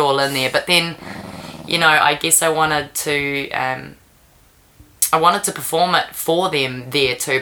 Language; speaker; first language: English; native; English